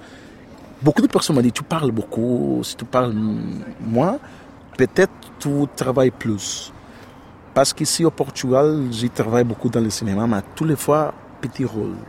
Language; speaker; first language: French; non-native, learner; Portuguese